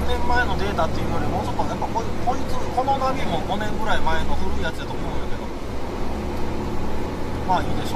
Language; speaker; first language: Japanese; native; Japanese